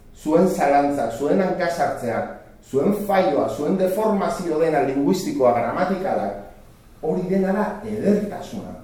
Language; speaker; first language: Basque; non-native, local second language; Spanish